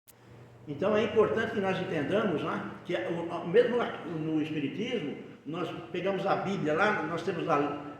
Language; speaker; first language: Portuguese; native; Portuguese